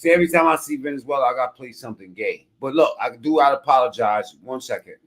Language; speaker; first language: English; native; English